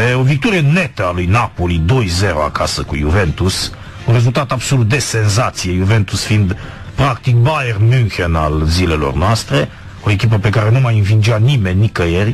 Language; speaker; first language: Romanian; native; Romanian